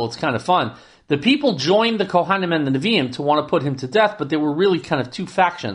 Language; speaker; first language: English; native; English